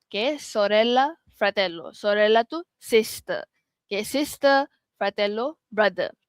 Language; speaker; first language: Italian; non-native, learner; Malay